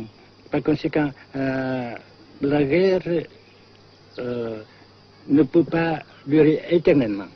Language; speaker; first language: French; non-native, fluent; Vietnamese